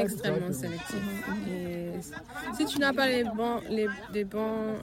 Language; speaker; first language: French; early bilingual, heritage; French